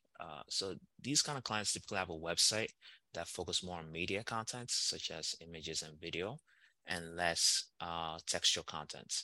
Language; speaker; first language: English; non-native, local second language; Igbo